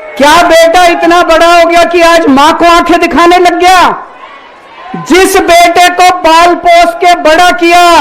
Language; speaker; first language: Hindi; native; Hindi